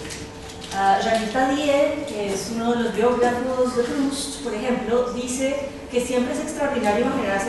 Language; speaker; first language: Spanish; native; Spanish